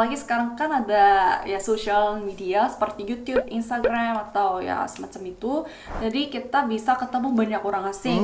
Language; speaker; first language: Indonesian; non-native, fluent; Korean